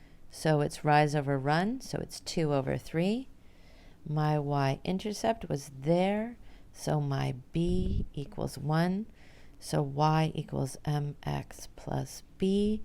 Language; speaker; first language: English; native; English